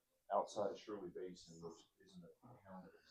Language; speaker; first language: English; native; English